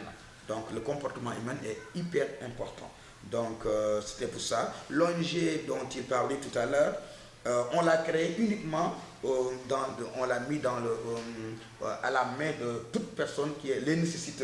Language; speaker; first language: French; non-native, local second language; Wolof